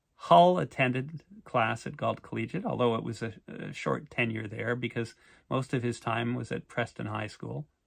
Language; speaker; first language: English; native; English